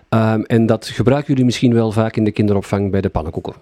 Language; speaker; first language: Dutch; native; Dutch